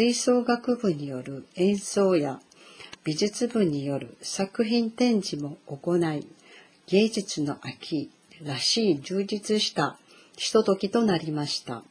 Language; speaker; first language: Japanese; native; Japanese